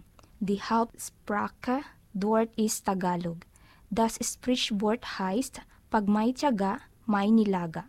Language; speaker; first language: German; non-native, learner; Filipino